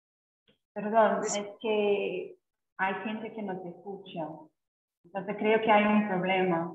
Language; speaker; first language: Spanish; non-native, fluent; Portuguese